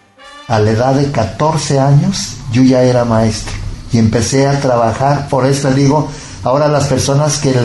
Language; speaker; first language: Spanish; native; Spanish